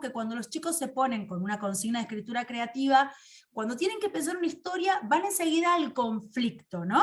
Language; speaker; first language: Spanish; native; Spanish